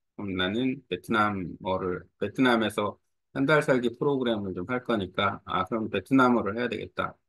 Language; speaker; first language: Korean; native; Korean